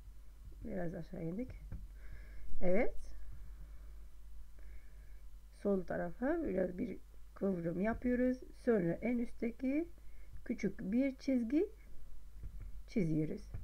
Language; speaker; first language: Turkish; non-native, fluent; Arabic